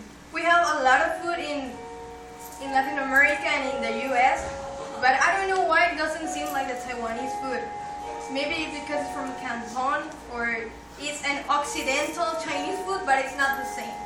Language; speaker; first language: English; non-native, fluent; Spanish